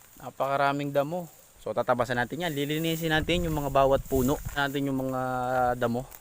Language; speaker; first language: Filipino; native; Filipino